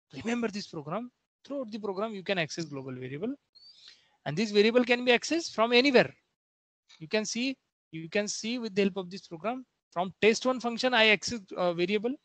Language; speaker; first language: English; non-native, local second language; Marathi